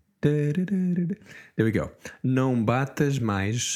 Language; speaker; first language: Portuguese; non-native, learner; English